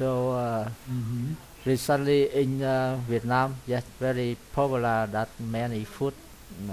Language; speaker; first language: English; non-native, learner; Vietnamese